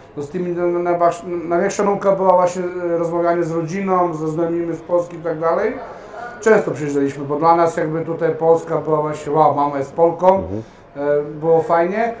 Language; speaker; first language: Polish; early bilingual, heritage; Serbian